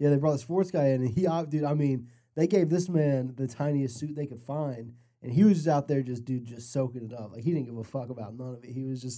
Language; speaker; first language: English; native; English